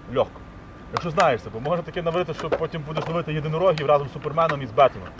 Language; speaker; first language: Ukrainian; native; Ukrainian